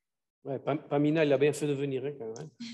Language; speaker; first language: French; native; French